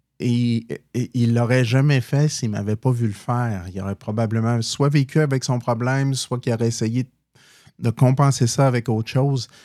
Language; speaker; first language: French; native; French